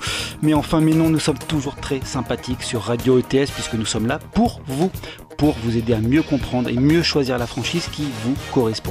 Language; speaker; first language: French; native; French